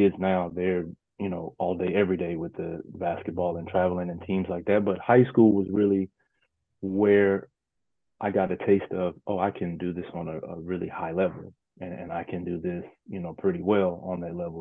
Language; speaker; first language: English; native; English